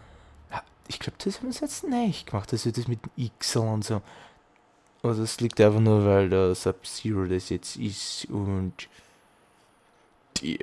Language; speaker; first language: German; native; German